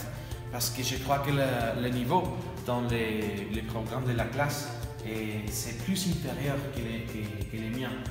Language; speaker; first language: French; non-native, learner; Spanish